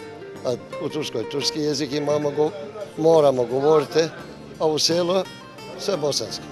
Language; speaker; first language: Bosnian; early bilingual, heritage; Bosnian